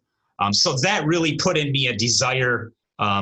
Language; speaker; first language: English; early bilingual, other home language; Romanian